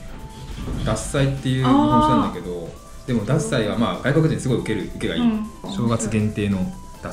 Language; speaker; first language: Japanese; native; Japanese